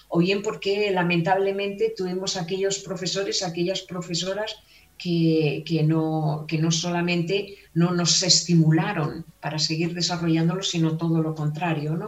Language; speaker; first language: Spanish; native; Spanish